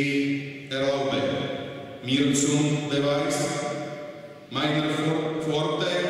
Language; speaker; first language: German; non-native, fluent; Czech